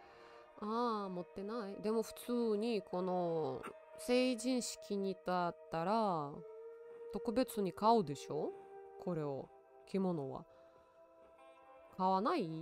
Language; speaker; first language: Japanese; non-native, learner; Russian